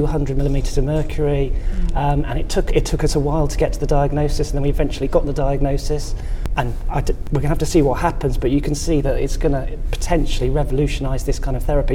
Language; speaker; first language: English; native; English